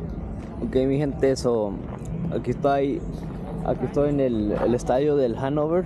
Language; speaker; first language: Spanish; early bilingual, heritage; Spanish